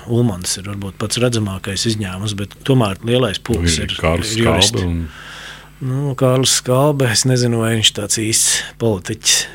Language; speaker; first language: Latvian; native; Latvian